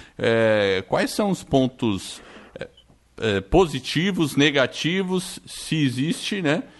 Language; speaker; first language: Portuguese; non-native, fluent; English